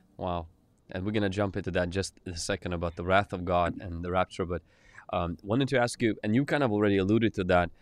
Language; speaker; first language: English; non-native, fluent; Ukrainian